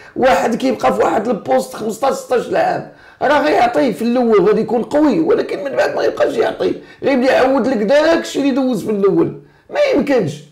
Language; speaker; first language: Arabic; native; Arabic